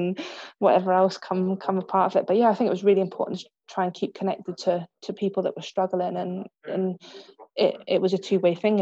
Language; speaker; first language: English; native; English